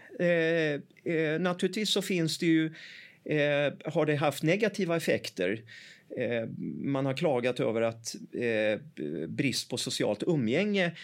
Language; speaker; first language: Swedish; early bilingual, other home language; Persian